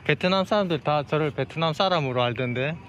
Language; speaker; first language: Korean; native; Korean